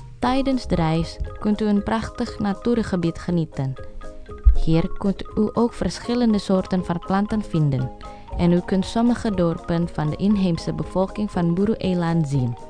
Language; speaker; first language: Dutch; non-native, learner; Indonesian